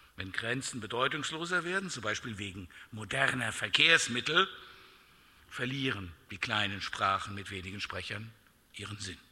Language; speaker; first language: German; native; German